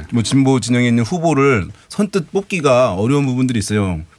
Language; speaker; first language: Korean; native; Korean